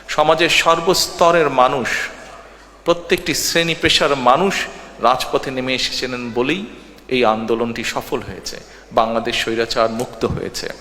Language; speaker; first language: Bangla; native; Bangla